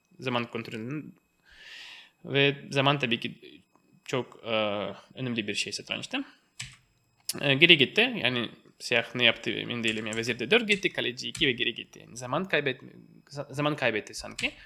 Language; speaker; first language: Turkish; non-native, fluent; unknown